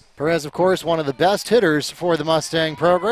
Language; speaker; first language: English; native; English